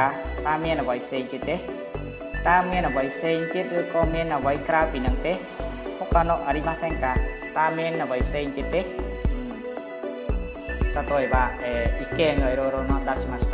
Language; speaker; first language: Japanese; non-native, fluent; Khmer